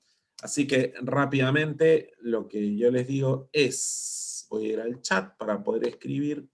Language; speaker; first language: Spanish; native; Spanish